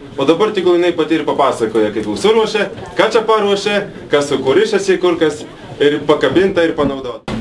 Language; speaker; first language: Lithuanian; native; Lithuanian